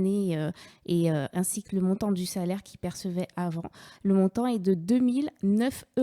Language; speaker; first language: French; native; French